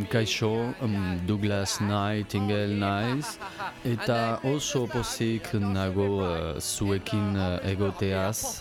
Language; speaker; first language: Basque; non-native, learner; English